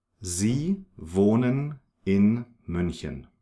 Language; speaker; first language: German; non-native, fluent; English